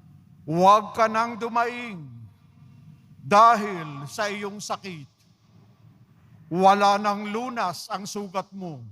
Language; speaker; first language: Filipino; native; Filipino